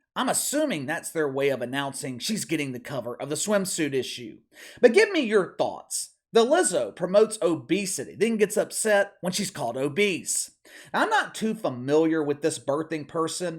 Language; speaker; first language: English; native; English